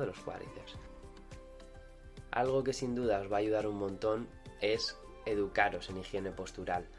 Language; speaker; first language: Spanish; native; Spanish